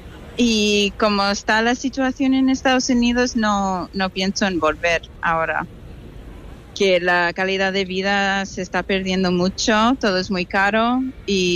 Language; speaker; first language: Spanish; non-native, fluent; English